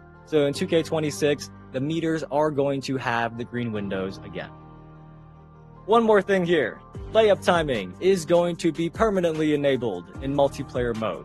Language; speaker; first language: English; native; English